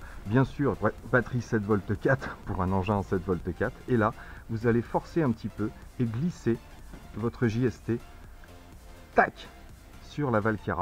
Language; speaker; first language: French; native; French